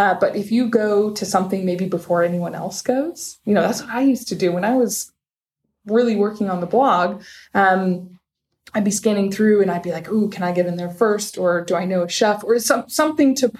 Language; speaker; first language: English; native; English